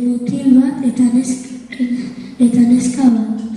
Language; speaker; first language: Basque; non-native, local second language; Spanish